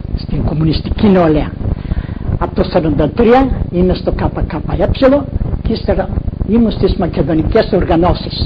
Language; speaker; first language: Greek; non-native, local second language; Macedonian